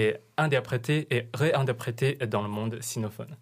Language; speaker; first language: French; non-native, fluent; Chinese